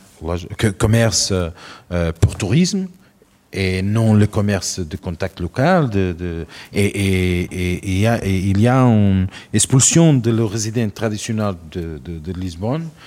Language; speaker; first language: French; non-native, learner; Portuguese